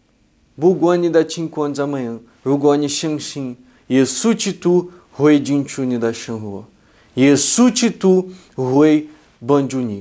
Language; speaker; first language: Chinese; non-native, fluent; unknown